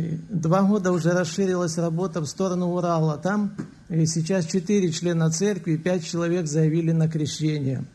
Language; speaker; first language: Russian; native; Russian